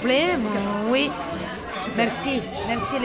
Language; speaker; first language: French; non-native, learner; Romanian